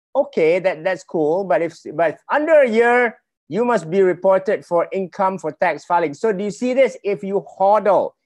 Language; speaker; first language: English; non-native, local second language; Malay